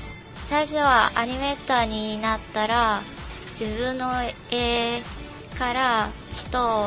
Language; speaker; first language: Japanese; non-native, learner; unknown